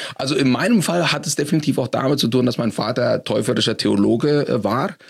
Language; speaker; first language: German; early bilingual, heritage; German